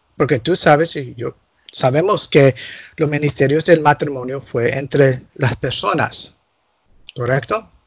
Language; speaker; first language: Spanish; early bilingual, heritage; Spanish